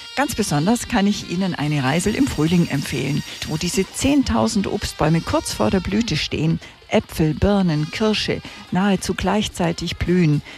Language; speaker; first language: German; native; German